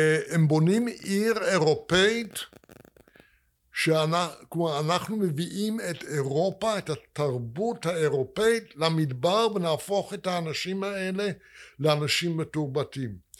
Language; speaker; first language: Hebrew; non-native, fluent; English